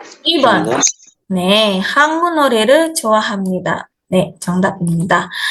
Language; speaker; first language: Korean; non-native, fluent; Indonesian